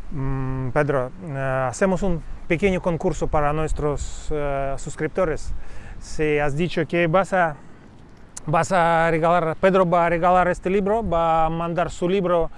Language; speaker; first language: Spanish; non-native, fluent; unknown